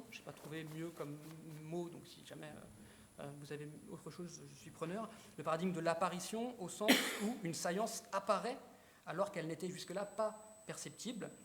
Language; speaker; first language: French; native; French